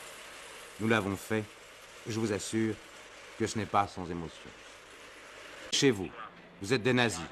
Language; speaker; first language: French; native; French